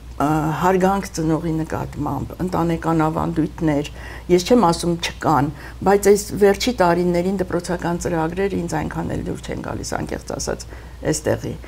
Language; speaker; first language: Armenian; native; Armenian